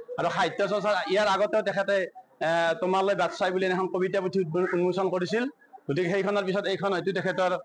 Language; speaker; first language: Assamese; native; Assamese